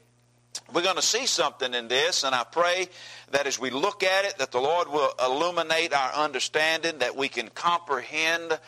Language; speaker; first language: English; native; English